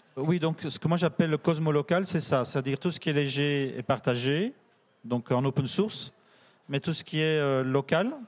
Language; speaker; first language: French; native; French